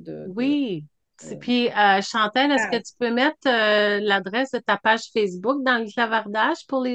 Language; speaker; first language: French; native; French